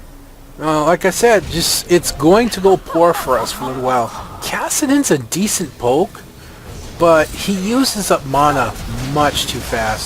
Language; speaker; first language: English; native; English